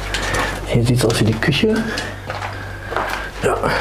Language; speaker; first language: German; native; German